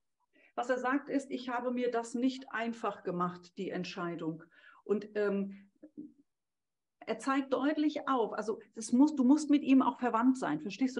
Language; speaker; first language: German; native; German